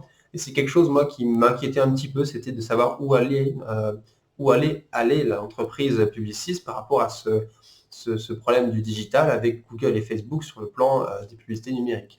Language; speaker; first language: French; native; French